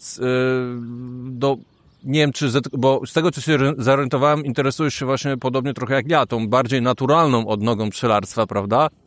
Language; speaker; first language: Polish; native; Polish